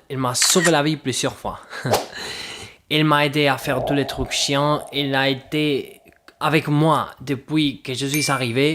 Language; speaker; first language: French; non-native, fluent; Spanish